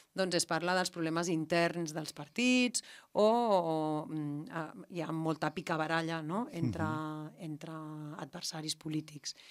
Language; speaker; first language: Catalan; native; Catalan